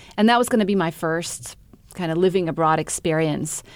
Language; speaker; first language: English; non-native, fluent; Arabic